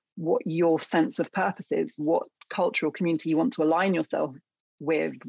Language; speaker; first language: English; early bilingual, other home language; Akan